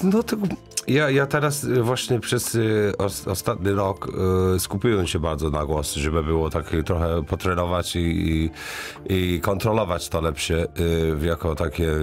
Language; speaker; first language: Polish; non-native, learner; English